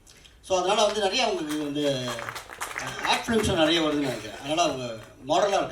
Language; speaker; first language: Tamil; native; Tamil